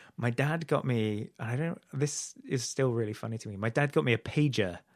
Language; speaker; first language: English; native; English